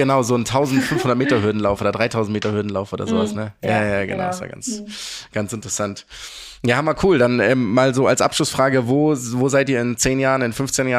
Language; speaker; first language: German; native; German